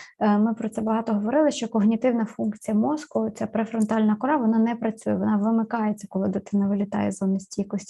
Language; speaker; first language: Ukrainian; native; Ukrainian